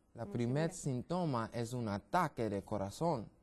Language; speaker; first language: Spanish; non-native, learner; English